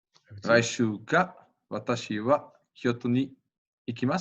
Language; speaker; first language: Japanese; non-native, learner; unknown